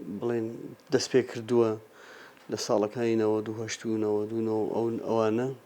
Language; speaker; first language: Central Kurdish; non-native, local second language; Gurani